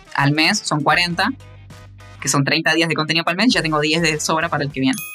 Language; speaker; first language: Spanish; native; Spanish